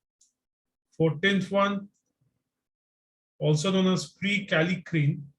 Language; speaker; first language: English; non-native, local second language; Bangla